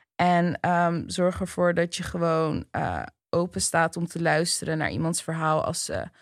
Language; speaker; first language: Dutch; early bilingual, other home language; Turkish